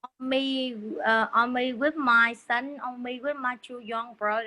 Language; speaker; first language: English; non-native, learner; Vietnamese